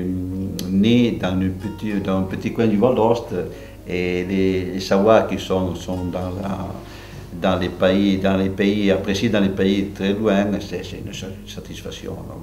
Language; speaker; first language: French; non-native, local second language; Italian